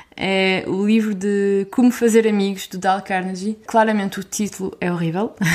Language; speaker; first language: Portuguese; early bilingual, other home language; French